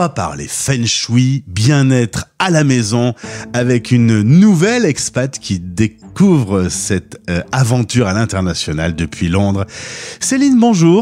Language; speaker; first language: French; native; French